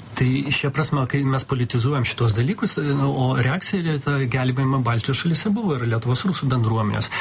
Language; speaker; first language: Lithuanian; non-native, local second language; Russian